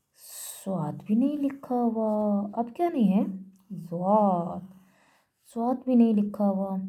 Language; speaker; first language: Urdu; native; Urdu